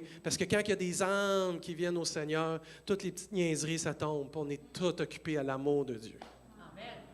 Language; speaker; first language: French; native; French